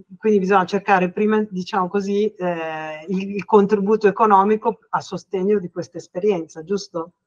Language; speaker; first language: Italian; native; Italian